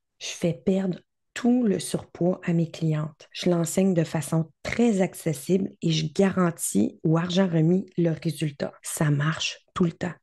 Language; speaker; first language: French; native; French